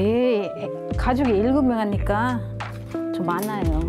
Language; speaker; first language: Korean; non-native, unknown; Filipino